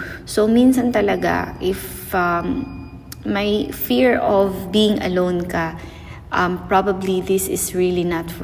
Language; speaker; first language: English; non-native, local second language; Filipino